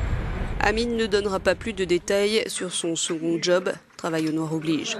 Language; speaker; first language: French; native; French